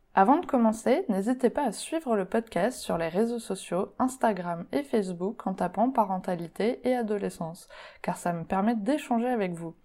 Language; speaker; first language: French; native; French